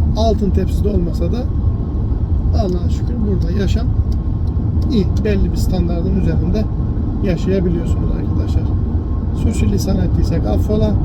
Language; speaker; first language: Turkish; early bilingual, heritage; Turkish